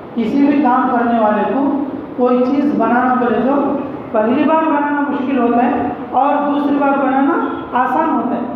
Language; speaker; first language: Urdu; native; Urdu